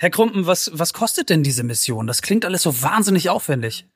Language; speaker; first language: German; native; German